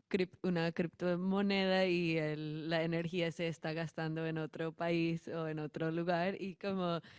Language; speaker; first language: Spanish; non-native, fluent; English